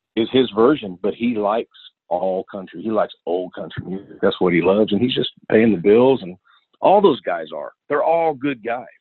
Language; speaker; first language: English; native; English